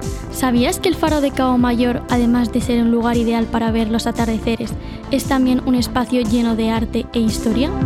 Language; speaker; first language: Spanish; native; Spanish